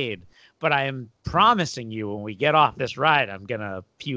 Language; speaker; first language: English; native; English